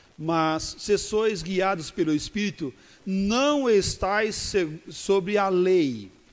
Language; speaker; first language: Portuguese; native; Portuguese